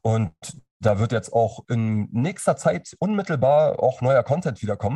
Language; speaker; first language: German; native; German